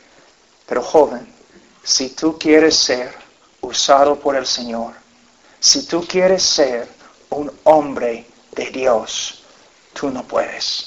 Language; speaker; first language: Spanish; non-native, fluent; English